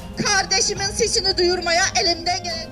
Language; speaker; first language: Turkish; non-native, fluent; Uyghur